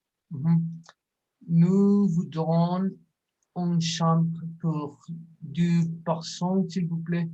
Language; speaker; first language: French; non-native, learner; Spanish